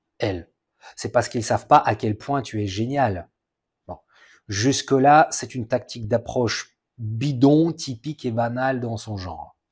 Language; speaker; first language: French; non-native, fluent; Russian